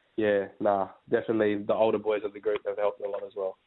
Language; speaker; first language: English; native; English